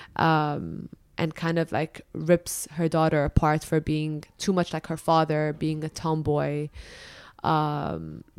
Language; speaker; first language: English; early bilingual, other home language; Arabic